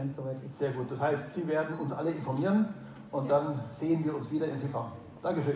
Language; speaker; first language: German; native; German